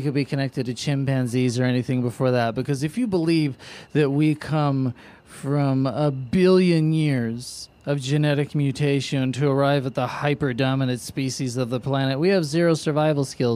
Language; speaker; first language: English; native; English